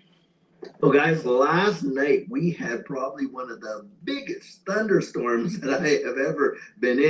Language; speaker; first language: English; native; English